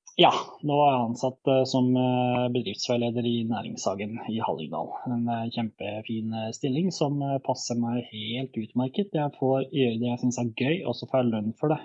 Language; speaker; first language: Norwegian; early bilingual, other home language; Bosnian